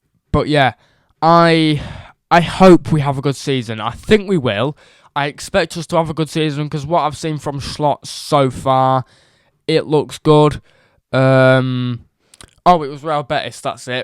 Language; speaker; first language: English; native; English